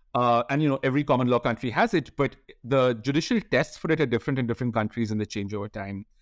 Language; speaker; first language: English; non-native, local second language; Hindi